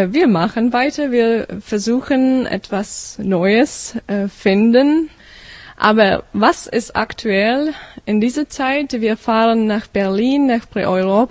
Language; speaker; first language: German; non-native, learner; Czech